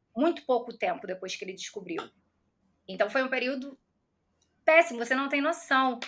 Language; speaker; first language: Portuguese; native; Portuguese